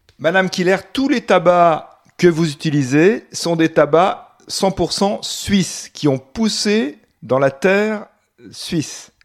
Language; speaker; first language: French; native; French